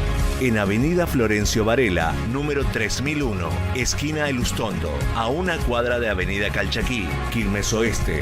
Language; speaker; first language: Spanish; native; Spanish